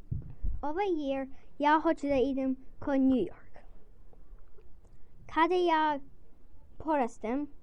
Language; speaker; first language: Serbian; early bilingual, heritage; Serbian